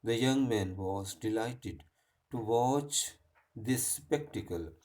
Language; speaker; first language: English; non-native, local second language; Hindi